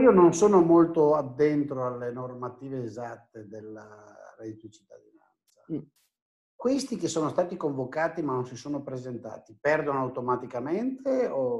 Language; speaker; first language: Italian; native; Italian